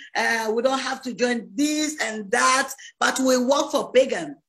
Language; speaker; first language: English; non-native, learner; French